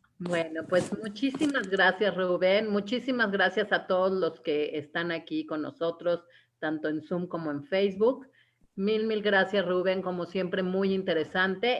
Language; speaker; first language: Spanish; native; Spanish